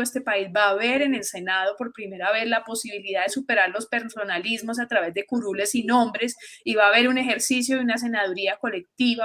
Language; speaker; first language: Spanish; native; Spanish